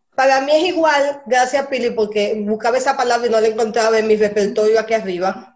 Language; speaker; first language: Spanish; early bilingual, heritage; Spanish